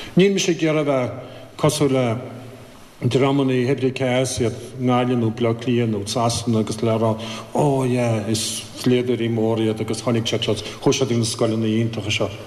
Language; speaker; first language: Irish; native; Irish